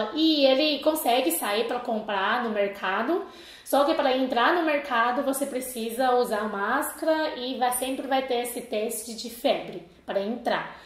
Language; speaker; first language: Portuguese; non-native, fluent; Chinese